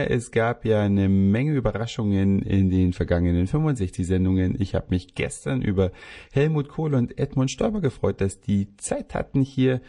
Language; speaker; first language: German; native; German